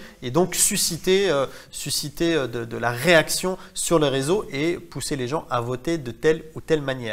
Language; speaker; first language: French; native; French